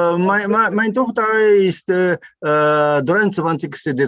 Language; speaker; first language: German; non-native, learner; Japanese